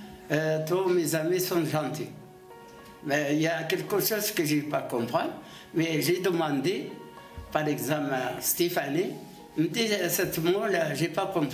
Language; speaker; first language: French; non-native, learner; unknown